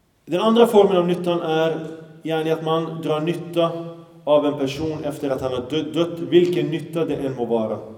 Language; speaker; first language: Swedish; early bilingual, other home language; Arabic